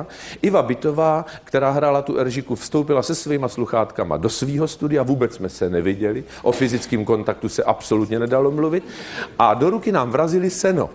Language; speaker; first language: Czech; native; Czech